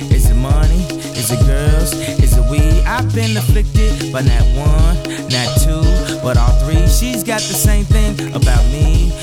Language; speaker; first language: English; native; English